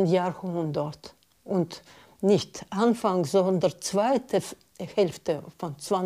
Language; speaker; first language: German; non-native, learner; Hebrew